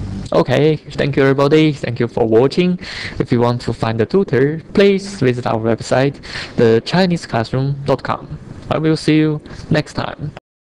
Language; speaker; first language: English; non-native, fluent; Chinese